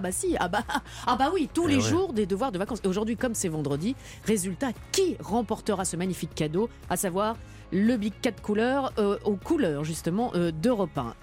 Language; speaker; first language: French; native; French